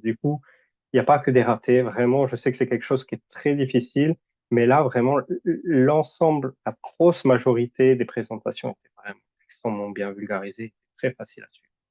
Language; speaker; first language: French; native; French